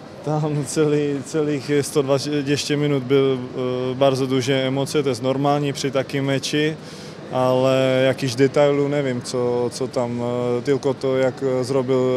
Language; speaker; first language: Polish; non-native, learner; Czech